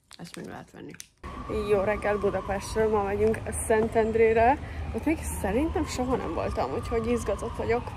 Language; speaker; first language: Hungarian; early bilingual, heritage; Hungarian